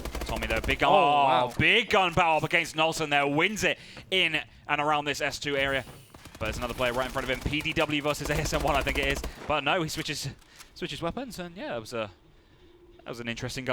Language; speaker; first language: English; native; English